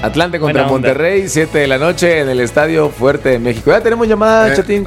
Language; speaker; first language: Spanish; native; Spanish